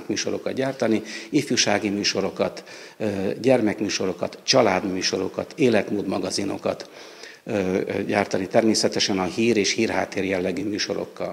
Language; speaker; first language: Hungarian; native; Hungarian